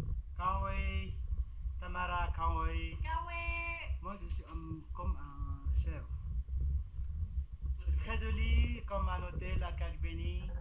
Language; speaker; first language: French; non-native, fluent; Nepali